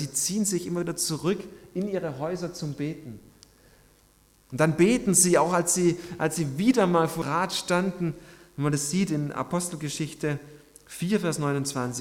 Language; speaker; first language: German; native; German